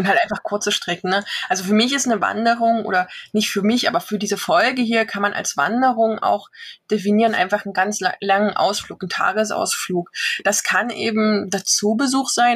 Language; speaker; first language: German; native; German